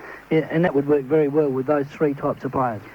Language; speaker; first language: English; native; English